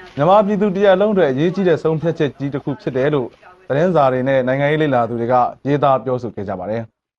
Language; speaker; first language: Burmese; native; Burmese